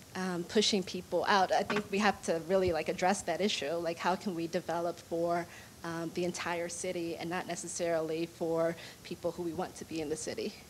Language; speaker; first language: English; native; English